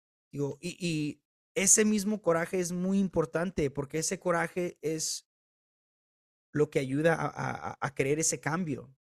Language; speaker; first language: Spanish; early bilingual, heritage; Spanish